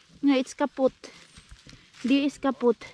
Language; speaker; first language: German; non-native, learner; Filipino